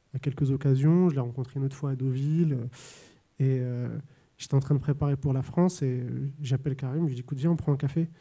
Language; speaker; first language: French; native; French